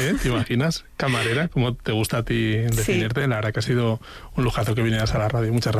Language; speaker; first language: Spanish; native; Spanish